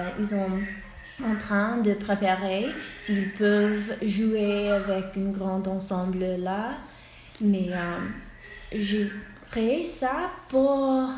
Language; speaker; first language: French; non-native, fluent; English